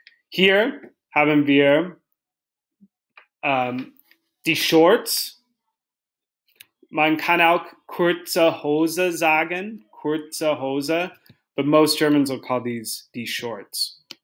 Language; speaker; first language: German; non-native, fluent; English